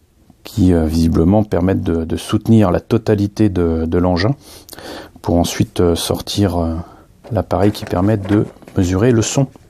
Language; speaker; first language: French; native; French